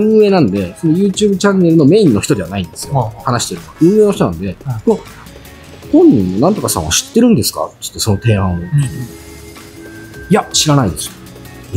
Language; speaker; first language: Japanese; native; Japanese